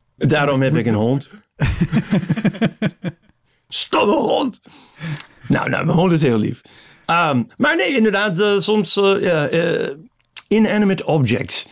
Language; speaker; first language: Dutch; non-native, fluent; English